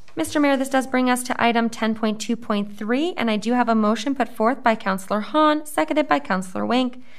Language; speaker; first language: English; native; English